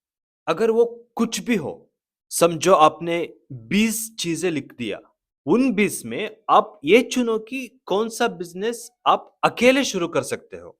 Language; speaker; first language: Hindi; non-native, local second language; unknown